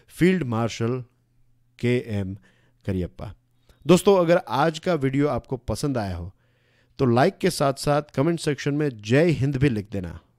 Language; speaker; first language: Hindi; non-native, local second language; Gujarati